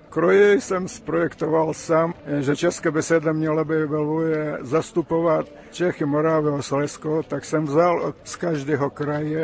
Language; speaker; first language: Czech; early bilingual, heritage; Czech